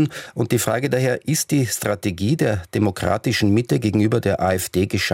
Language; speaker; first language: German; native; German